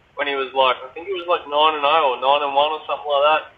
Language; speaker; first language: English; native; English